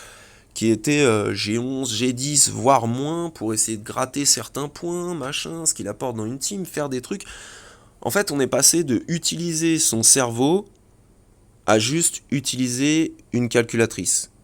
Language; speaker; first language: French; native; French